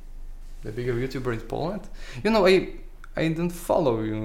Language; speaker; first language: English; non-native, learner; Polish